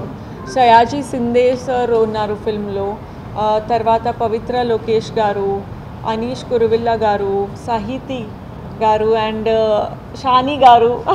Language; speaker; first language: Telugu; non-native, fluent; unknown